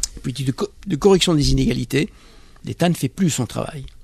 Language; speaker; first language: French; native; French